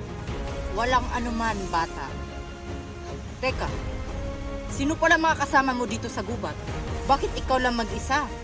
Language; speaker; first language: Filipino; native; Filipino